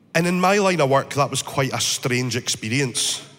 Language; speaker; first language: English; native; English